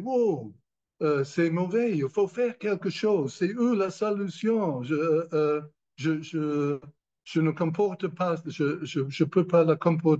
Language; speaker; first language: French; non-native, learner; English